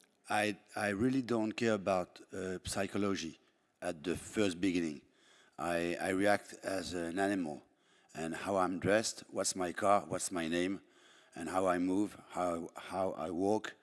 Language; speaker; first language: English; non-native, fluent; French